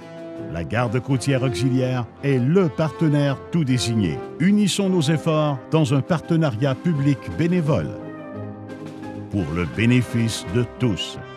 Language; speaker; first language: French; native; French